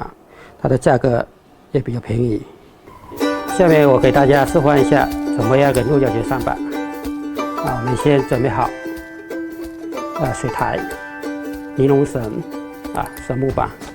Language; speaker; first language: Chinese; native; Chinese